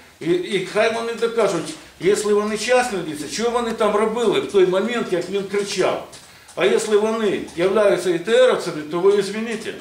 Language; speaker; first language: Ukrainian; non-native, local second language; Russian